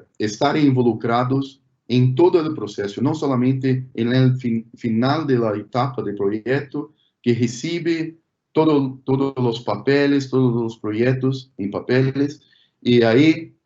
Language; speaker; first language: Spanish; non-native, fluent; Portuguese